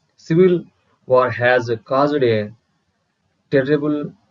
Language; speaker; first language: English; non-native, local second language; Telugu